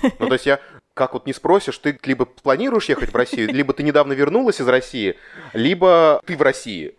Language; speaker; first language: Russian; native; Russian